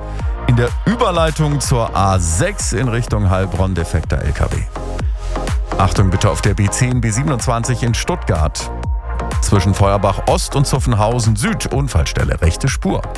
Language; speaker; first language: German; native; German